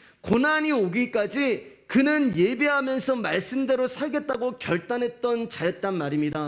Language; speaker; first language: Korean; native; Korean